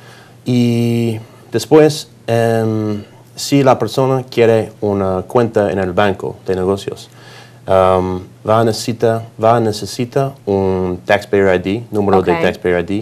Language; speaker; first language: Spanish; non-native, learner; English